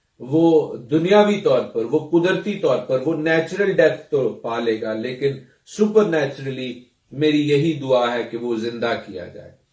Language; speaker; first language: Urdu; non-native, local second language; Punjabi